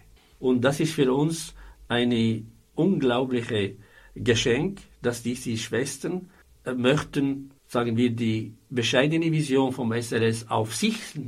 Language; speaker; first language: German; non-native, fluent; Arabic